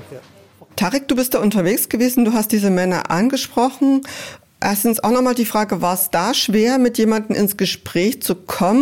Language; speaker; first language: German; native; German